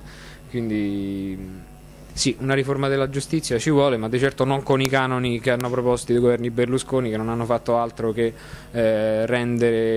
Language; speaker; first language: Italian; native; Italian